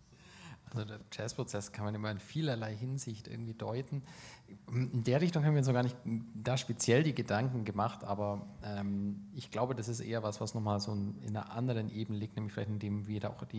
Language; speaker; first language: German; native; German